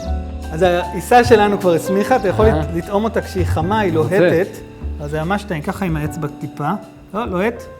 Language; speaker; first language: Hebrew; native; Hebrew